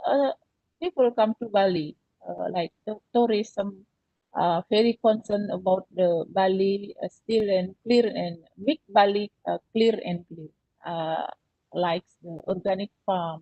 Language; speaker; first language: English; non-native, learner; Indonesian